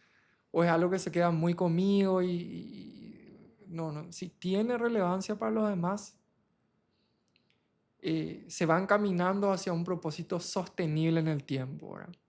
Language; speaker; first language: Spanish; native; Spanish